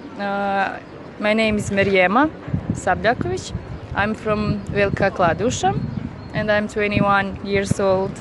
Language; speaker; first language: English; non-native, learner; Bosnian